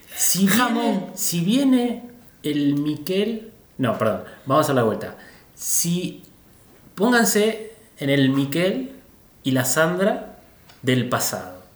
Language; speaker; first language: Spanish; native; Spanish